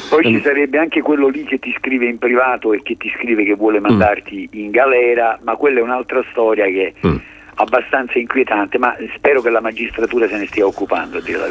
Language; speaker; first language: Italian; native; Italian